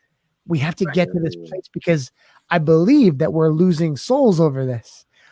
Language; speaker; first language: English; native; English